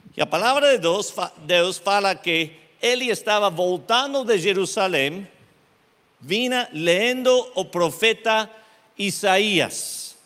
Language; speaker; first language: Portuguese; non-native, learner; Spanish